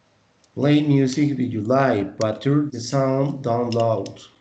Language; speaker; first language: English; non-native, learner; Spanish